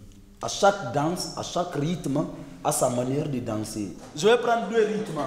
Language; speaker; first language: French; non-native, fluent; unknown